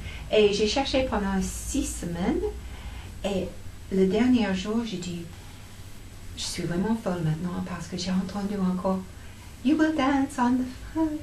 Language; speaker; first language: French; non-native, fluent; English